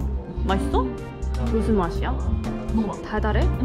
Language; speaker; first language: Korean; non-native, fluent; Cantonese